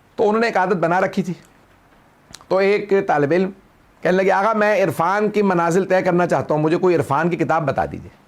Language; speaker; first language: Urdu; native; Urdu